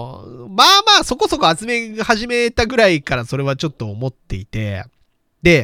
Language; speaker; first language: Japanese; native; Japanese